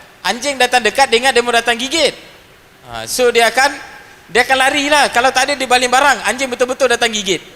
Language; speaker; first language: Malay; non-native, local second language; Tamil